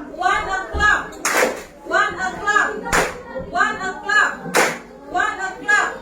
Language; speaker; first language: English; non-native, learner; Indonesian